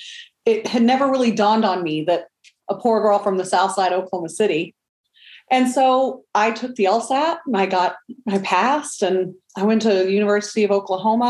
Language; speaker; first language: English; native; English